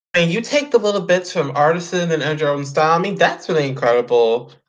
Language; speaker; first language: English; native; English